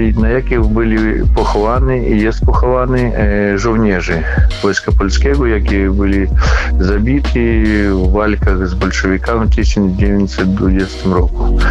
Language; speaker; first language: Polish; non-native, learner; Ukrainian